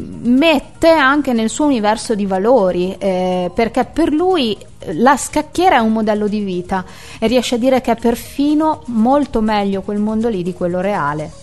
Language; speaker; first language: Italian; native; Italian